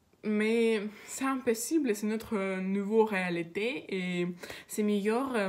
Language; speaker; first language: French; non-native, learner; Russian